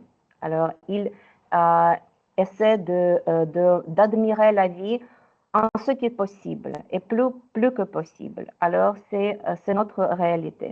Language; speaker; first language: French; non-native, fluent; Ukrainian